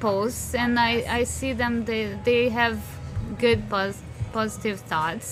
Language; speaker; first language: English; non-native, fluent; Portuguese